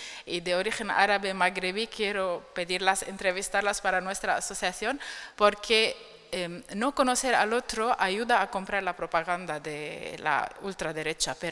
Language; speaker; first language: Spanish; non-native, fluent; Arabic